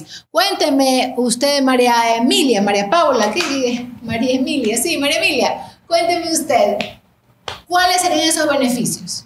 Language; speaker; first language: Spanish; native; Spanish